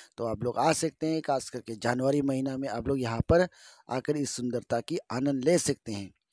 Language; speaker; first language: Hindi; non-native, local second language; Adi